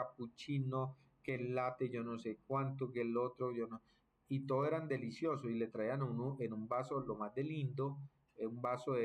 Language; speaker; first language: Spanish; native; Spanish